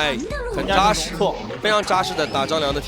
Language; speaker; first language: Chinese; native; Chinese